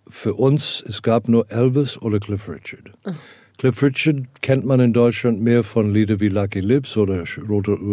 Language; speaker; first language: German; non-native, fluent; Afrikaans